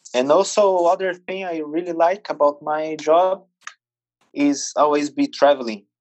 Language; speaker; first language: English; non-native, fluent; Portuguese